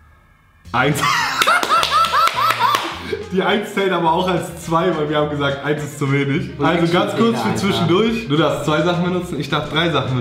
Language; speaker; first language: German; native; German